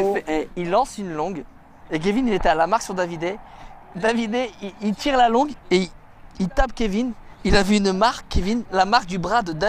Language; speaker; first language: French; native; French